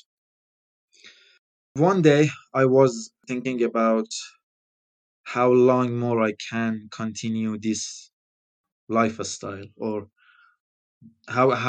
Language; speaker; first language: English; non-native, fluent; Persian